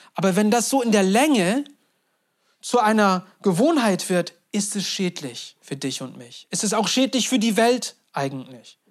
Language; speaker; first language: German; non-native, fluent; Turkish